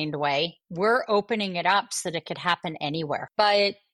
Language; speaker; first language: English; native; English